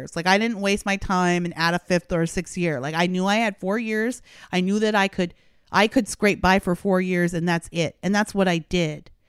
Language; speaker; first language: English; native; English